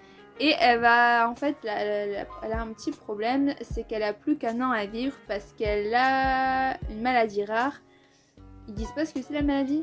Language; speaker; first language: French; native; French